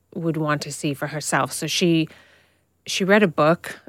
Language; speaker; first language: English; native; English